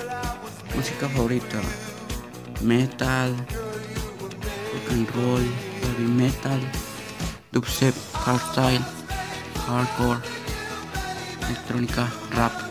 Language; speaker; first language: Spanish; early bilingual, other home language; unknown